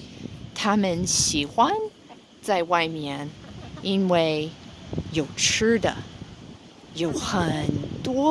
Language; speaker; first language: Chinese; non-native, fluent; English